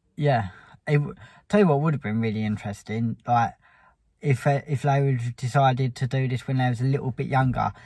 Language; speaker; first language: English; native; English